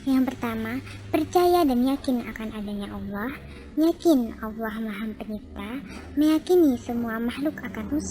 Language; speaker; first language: Indonesian; native; Indonesian